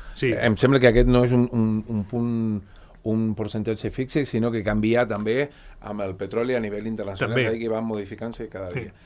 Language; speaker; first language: Catalan; non-native, fluent; Spanish